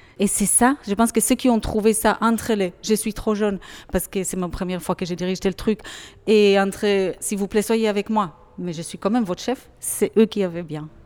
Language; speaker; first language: French; non-native, fluent; Hebrew